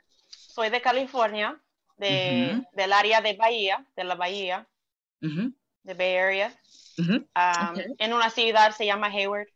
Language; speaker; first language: Spanish; non-native, fluent; English